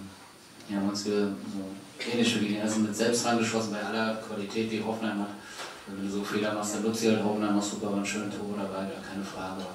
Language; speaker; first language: German; native; German